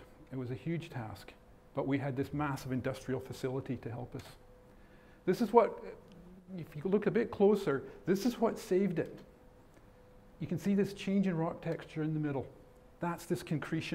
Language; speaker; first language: English; native; English